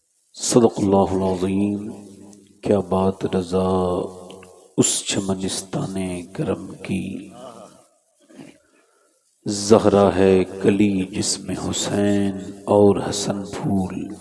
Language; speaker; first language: Urdu; native; Urdu